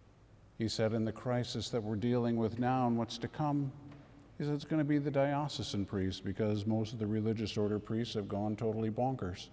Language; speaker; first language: English; native; English